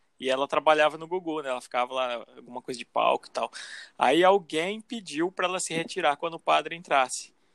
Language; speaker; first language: Portuguese; native; Portuguese